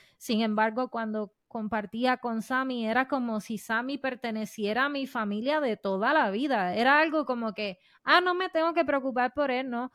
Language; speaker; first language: Spanish; native; Spanish